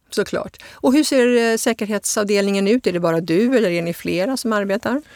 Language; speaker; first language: Swedish; native; Swedish